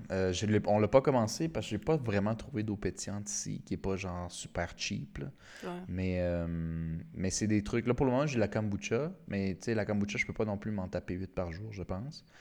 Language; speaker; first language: French; native; French